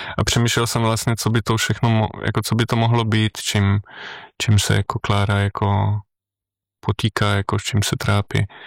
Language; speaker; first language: Czech; non-native, fluent; Slovenian